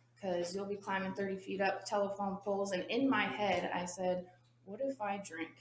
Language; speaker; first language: English; native; English